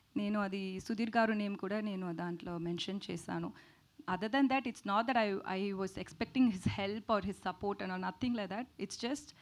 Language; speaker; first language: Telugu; non-native, fluent; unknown